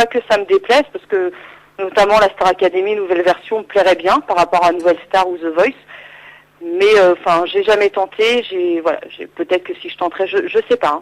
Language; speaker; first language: French; native; French